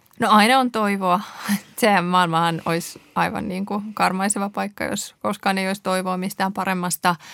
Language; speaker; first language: Finnish; early bilingual, other home language; Persian